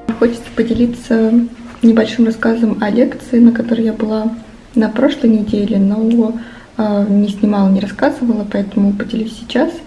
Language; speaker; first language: Russian; native; Russian